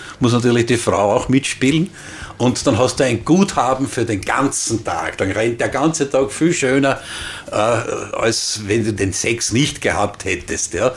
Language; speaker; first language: German; native; German